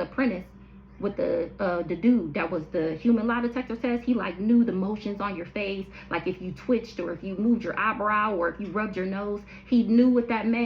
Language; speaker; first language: English; native; English